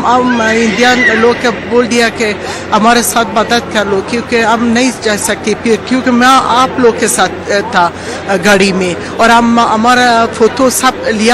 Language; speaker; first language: Hindi; non-native, learner; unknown